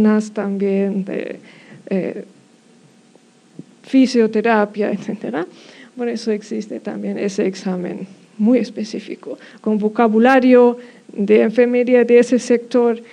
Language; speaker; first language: Spanish; non-native, fluent; German